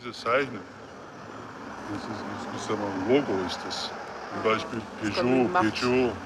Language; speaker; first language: German; non-native, learner; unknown